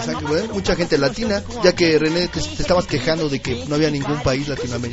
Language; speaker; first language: Spanish; native; Spanish